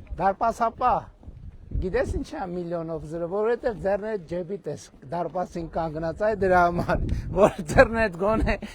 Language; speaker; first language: Armenian; native; Armenian